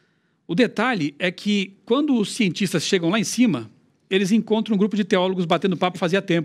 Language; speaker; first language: Portuguese; native; Portuguese